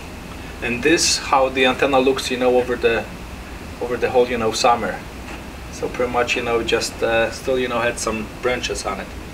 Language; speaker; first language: English; non-native, fluent; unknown